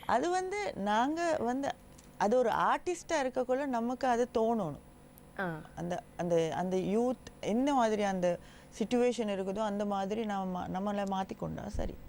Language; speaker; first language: Tamil; non-native, local second language; Gujarati